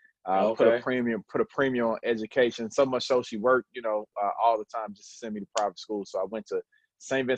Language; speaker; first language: English; native; English